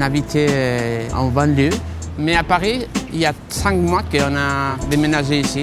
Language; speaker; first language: French; non-native, fluent; Spanish